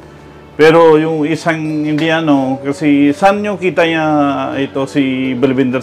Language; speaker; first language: Filipino; non-native, learner; Punjabi